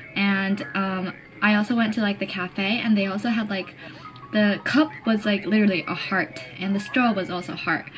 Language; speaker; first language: English; early bilingual, other home language; Japanese